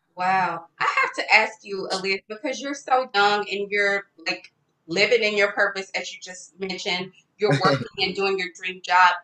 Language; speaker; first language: English; native; English